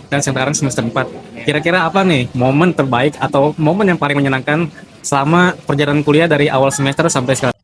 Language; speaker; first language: Indonesian; native; Indonesian